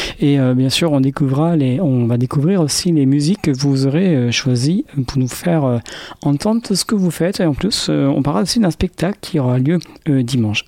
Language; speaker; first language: French; native; French